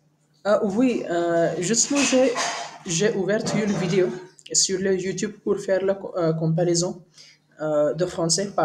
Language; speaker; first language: French; non-native, learner; Hindi